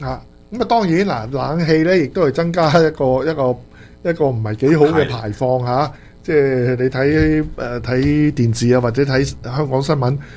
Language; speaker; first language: Chinese; native; Chinese